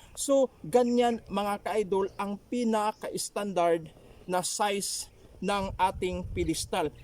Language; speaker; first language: Filipino; non-native, local second language; Waray